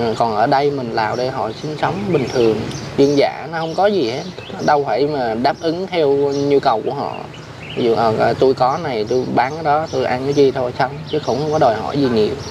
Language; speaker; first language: Vietnamese; native; Vietnamese